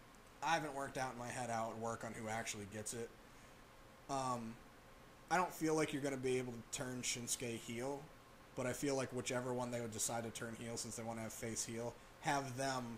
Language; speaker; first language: English; native; English